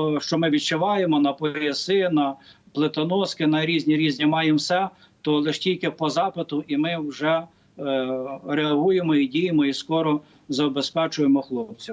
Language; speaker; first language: Ukrainian; native; Ukrainian